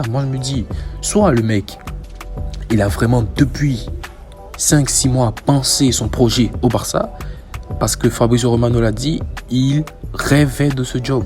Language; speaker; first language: French; native; French